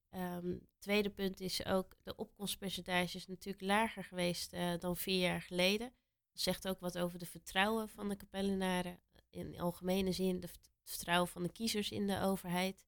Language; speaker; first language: Dutch; native; Dutch